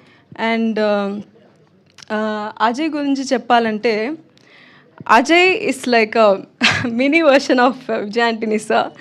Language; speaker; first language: Telugu; non-native, learner; Tamil